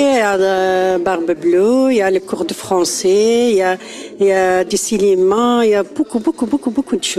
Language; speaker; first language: French; non-native, learner; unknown